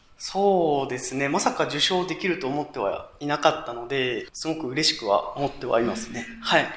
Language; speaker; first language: Japanese; native; Japanese